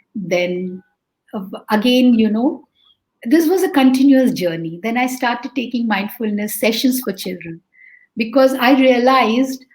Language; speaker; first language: English; non-native, local second language; Hindi